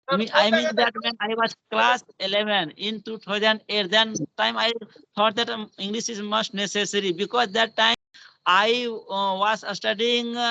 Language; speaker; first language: English; non-native, learner; Hindi